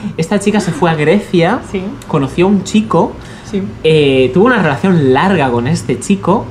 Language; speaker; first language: Spanish; native; Spanish